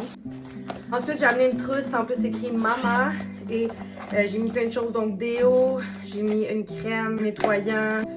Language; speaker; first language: French; native; French